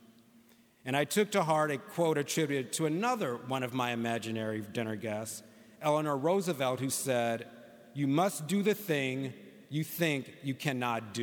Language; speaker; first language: English; native; English